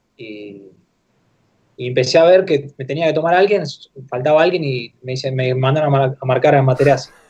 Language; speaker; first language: Spanish; native; Spanish